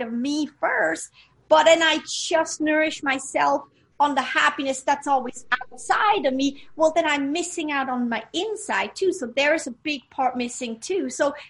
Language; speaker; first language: English; non-native, fluent; Swiss German